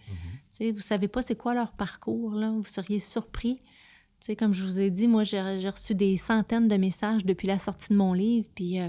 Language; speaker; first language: French; native; French